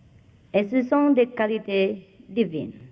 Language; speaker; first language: French; non-native, fluent; Vietnamese